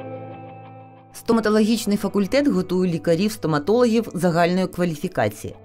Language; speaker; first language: Ukrainian; native; Ukrainian